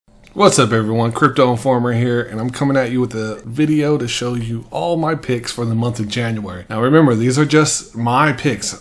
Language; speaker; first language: English; native; English